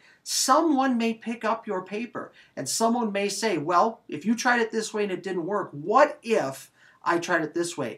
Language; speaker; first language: English; native; English